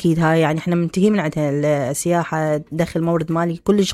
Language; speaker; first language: Arabic; native; Arabic